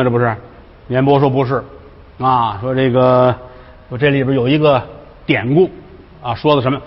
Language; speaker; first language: Chinese; native; Chinese